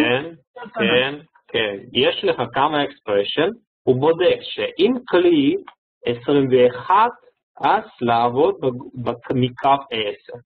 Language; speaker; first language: Hebrew; non-native, fluent; Russian